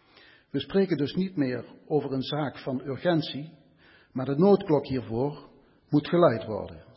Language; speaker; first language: Dutch; native; Dutch